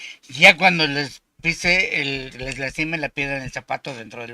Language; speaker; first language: Spanish; native; Spanish